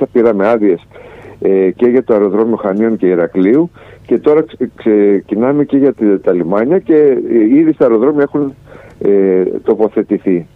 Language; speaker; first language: Greek; native; Greek